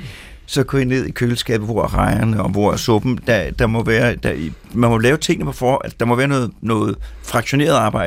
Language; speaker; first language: Danish; native; Danish